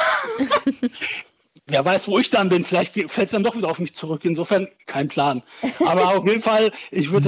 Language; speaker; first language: German; early bilingual, other home language; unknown